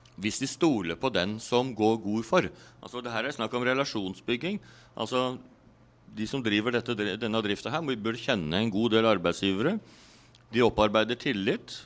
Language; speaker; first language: Norwegian; native; Norwegian